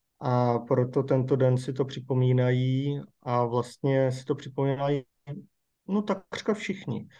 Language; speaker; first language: Czech; native; Czech